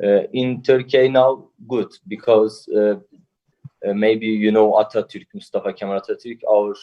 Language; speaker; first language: English; non-native, learner; Turkish